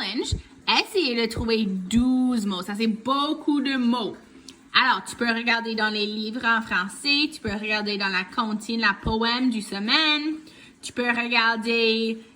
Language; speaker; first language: French; non-native, local second language; English